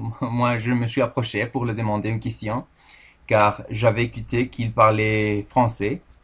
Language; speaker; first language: French; non-native, fluent; Spanish